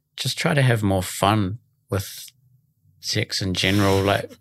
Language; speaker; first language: English; native; English